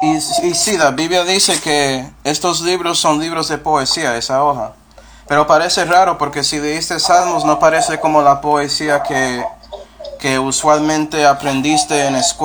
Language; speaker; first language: Spanish; non-native, fluent; English